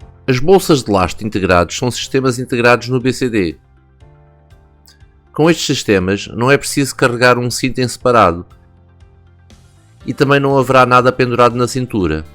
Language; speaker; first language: Portuguese; native; Portuguese